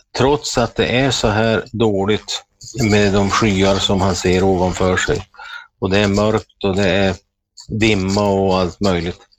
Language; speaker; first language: Swedish; native; Swedish